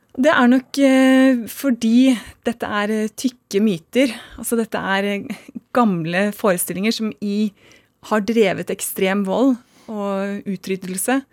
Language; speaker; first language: Norwegian; native; Norwegian